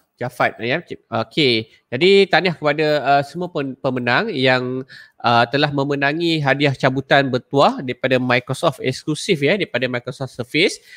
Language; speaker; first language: Malay; native; Malay